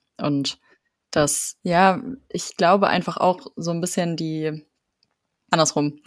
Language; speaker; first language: German; native; German